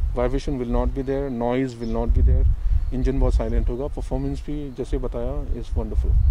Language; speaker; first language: Hindi; native; Hindi